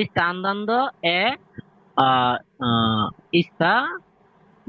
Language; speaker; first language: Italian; non-native, learner; Bangla